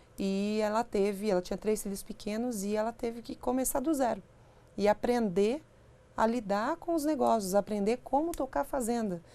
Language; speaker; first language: Portuguese; native; Portuguese